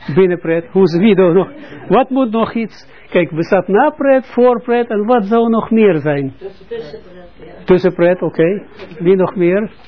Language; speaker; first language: Dutch; non-native, fluent; Russian